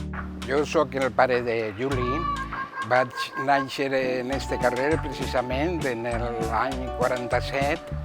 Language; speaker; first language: Catalan; non-native, local second language; Spanish